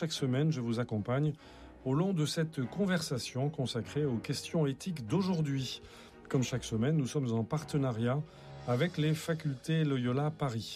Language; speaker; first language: French; native; French